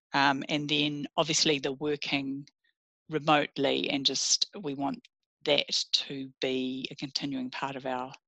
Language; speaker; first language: English; native; English